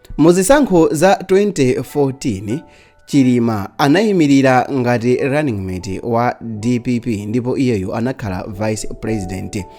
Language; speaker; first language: Nyanja; native; Nyanja